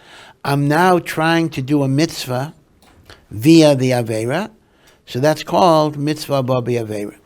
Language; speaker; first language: English; native; English